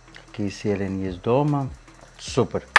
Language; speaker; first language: Russian; non-native, learner; Spanish